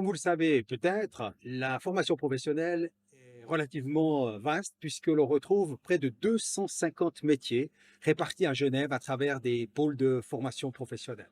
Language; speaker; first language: French; native; French